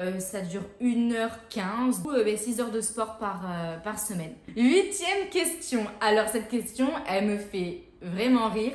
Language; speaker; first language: French; native; French